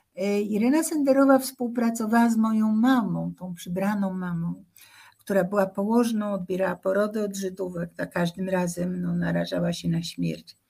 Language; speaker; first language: Polish; native; Polish